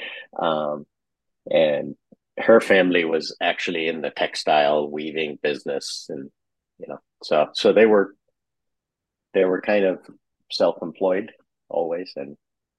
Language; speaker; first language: English; non-native, local second language; Urdu